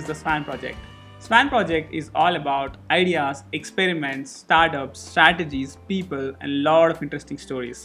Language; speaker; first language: English; non-native, local second language; Telugu